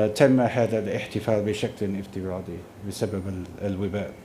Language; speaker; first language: Arabic; non-native, fluent; English